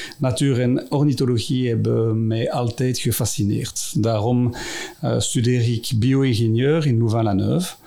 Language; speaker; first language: Dutch; non-native, local second language; French